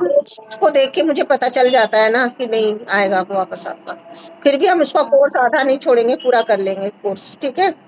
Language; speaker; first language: Hindi; native; Hindi